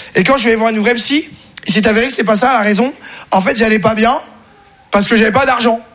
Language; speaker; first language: French; native; French